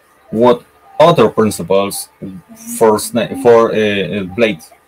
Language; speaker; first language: English; non-native, learner; Spanish